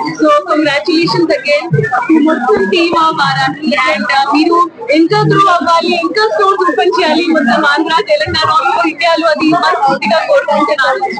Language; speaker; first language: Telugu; non-native, learner; Hindi